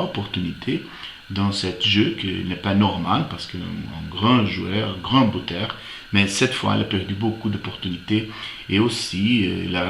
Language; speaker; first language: French; non-native, fluent; Portuguese